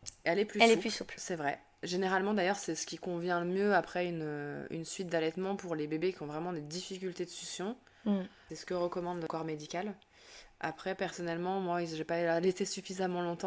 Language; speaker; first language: French; native; French